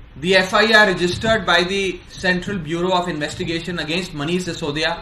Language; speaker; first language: English; non-native, local second language; Hindi